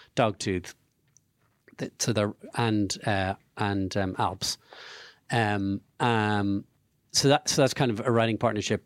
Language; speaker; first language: English; native; English